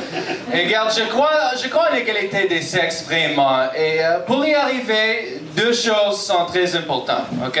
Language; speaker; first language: French; non-native, local second language; English